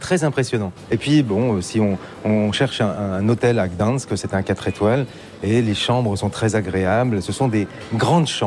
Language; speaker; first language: French; native; French